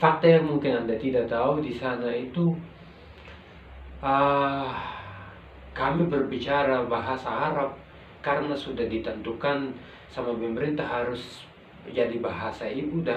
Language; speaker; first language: Indonesian; non-native, local second language; Arabic